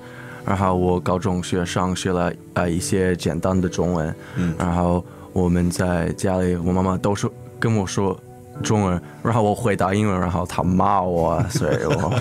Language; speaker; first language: Chinese; early bilingual, heritage; English